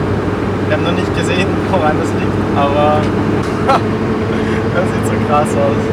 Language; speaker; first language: German; native; German